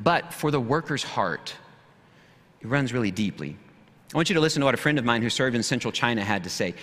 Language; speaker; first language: English; native; English